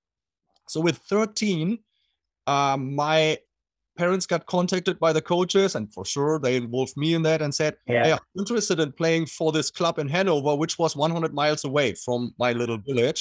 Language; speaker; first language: English; non-native, fluent; German